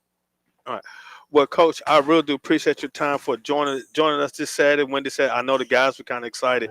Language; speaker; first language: English; native; English